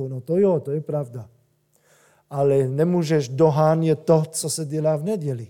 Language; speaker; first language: Czech; non-native, fluent; German